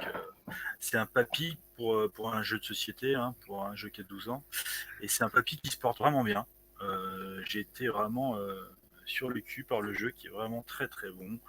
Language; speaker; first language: French; native; French